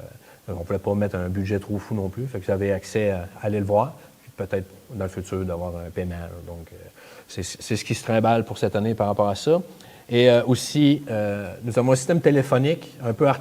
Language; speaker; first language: French; native; French